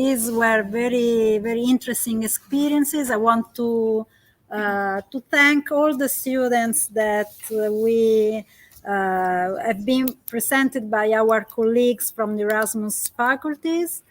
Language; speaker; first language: English; non-native, fluent; Italian